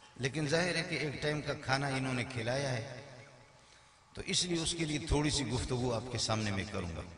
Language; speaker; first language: Urdu; non-native, local second language; Brahui